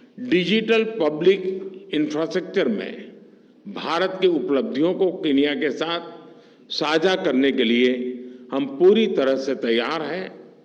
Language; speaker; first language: Hindi; non-native, local second language; Gujarati